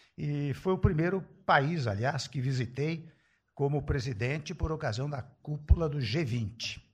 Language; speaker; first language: Portuguese; early bilingual, other home language; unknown